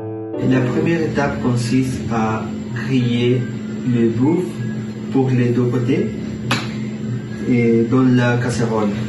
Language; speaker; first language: French; non-native, learner; Spanish